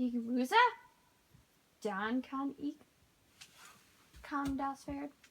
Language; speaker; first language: German; non-native, learner; English